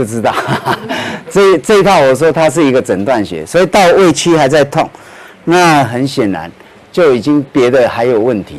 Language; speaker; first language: Chinese; native; Chinese